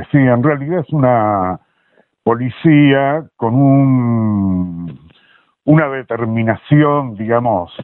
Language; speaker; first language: Spanish; native; Spanish